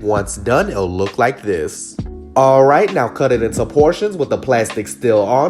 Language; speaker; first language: English; native; English